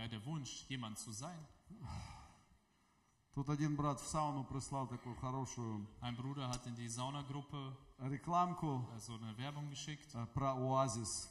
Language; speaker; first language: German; non-native, fluent; Russian